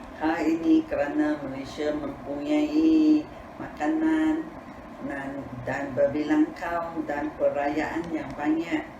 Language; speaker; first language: Malay; non-native, local second language; Tamil